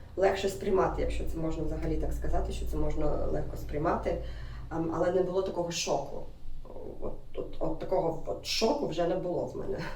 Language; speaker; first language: Ukrainian; non-native, local second language; Russian